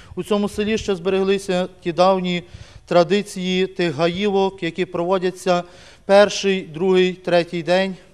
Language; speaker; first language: Ukrainian; native; Ukrainian